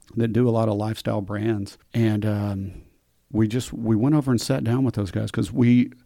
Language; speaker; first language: English; native; English